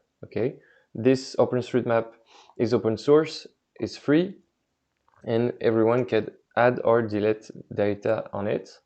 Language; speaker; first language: English; non-native, fluent; French